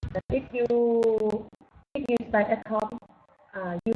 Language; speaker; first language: English; non-native, learner; Vietnamese